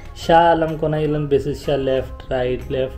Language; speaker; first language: Filipino; non-native, learner; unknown